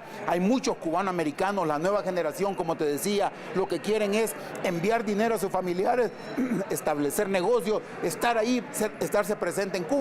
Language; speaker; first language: Spanish; native; Spanish